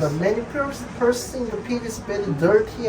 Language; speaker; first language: English; non-native, learner; Korean